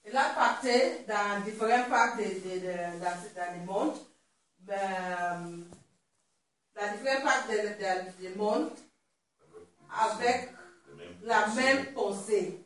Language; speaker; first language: French; non-native, learner; Swahili